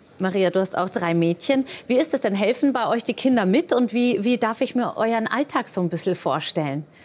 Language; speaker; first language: German; native; German